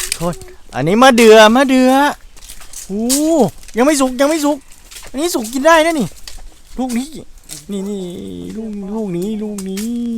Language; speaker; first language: Thai; native; Thai